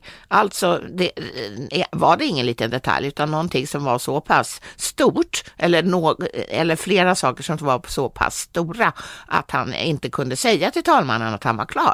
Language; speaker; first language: Swedish; native; Swedish